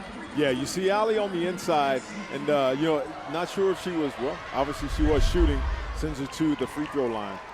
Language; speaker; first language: English; native; English